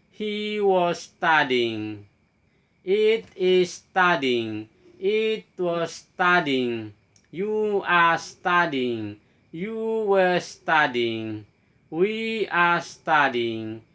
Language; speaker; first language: English; non-native, fluent; Indonesian